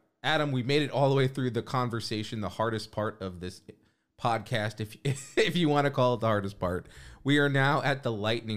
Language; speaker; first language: English; native; English